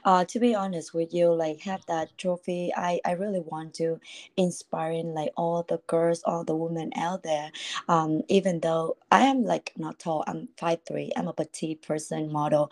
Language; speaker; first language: English; non-native, fluent; Vietnamese